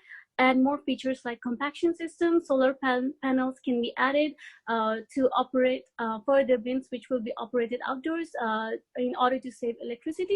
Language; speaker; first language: English; non-native, fluent; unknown